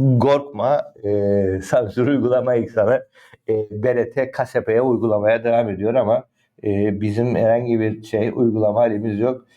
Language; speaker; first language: Turkish; native; Turkish